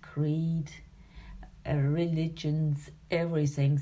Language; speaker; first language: English; native; English